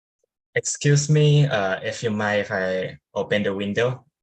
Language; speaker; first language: English; non-native, learner; Thai